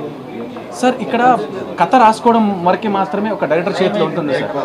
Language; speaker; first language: Telugu; native; Telugu